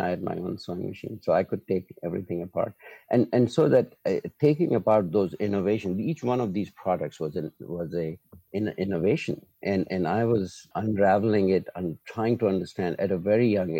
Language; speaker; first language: English; non-native, local second language; Urdu